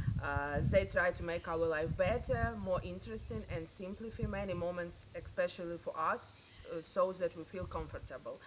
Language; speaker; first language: English; non-native, learner; Ukrainian